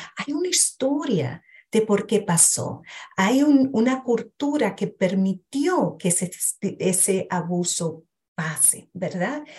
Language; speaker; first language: Spanish; early bilingual, heritage; Spanish